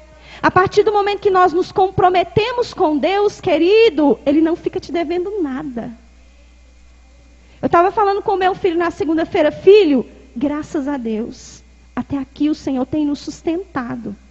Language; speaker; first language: Portuguese; native; Portuguese